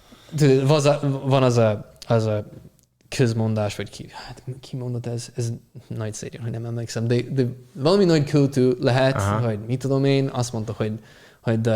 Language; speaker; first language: Hungarian; non-native, fluent; English